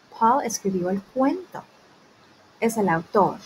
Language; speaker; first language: Spanish; early bilingual, heritage; Spanish